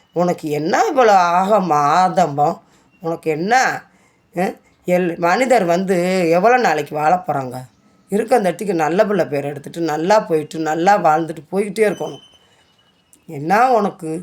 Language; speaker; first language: Tamil; native; Tamil